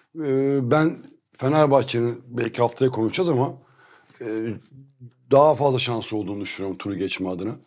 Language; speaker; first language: Turkish; native; Turkish